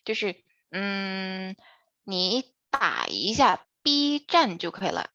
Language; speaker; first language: Chinese; non-native, fluent; Indonesian